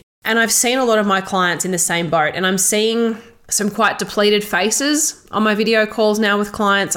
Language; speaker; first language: English; native; English